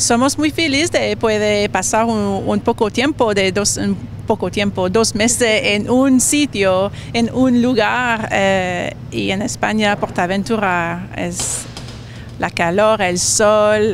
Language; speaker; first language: Spanish; non-native, learner; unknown